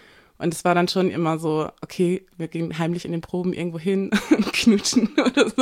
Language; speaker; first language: German; native; German